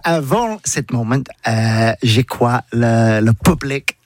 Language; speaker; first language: French; non-native, learner; English